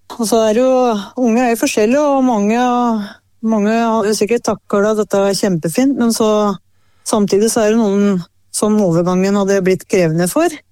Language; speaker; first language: Norwegian; native; Norwegian